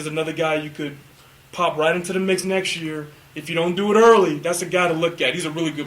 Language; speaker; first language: English; native; English